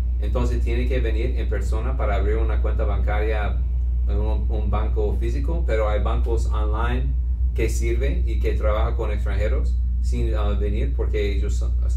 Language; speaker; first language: Spanish; non-native, fluent; English